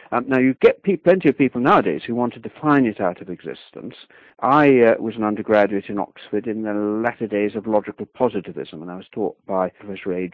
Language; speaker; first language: English; native; English